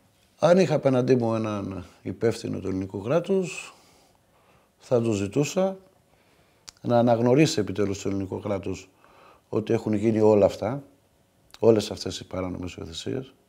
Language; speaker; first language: Greek; native; Greek